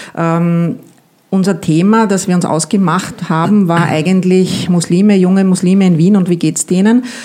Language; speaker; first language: German; native; German